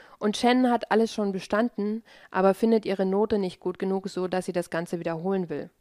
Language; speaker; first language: German; native; German